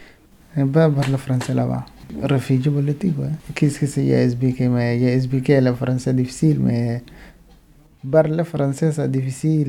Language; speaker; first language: French; non-native, learner; Arabic